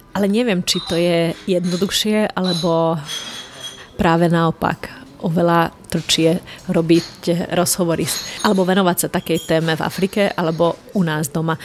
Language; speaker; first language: Slovak; non-native, local second language; Hungarian